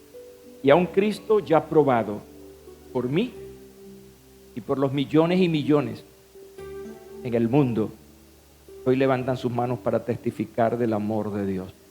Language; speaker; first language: Spanish; native; Spanish